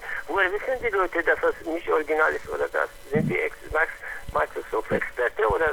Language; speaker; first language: German; non-native, learner; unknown